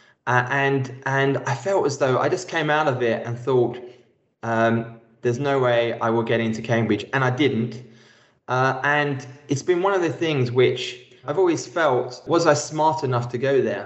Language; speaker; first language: English; native; English